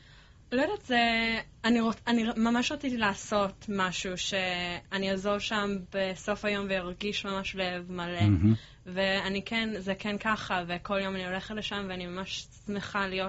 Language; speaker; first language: Hebrew; early bilingual, heritage; English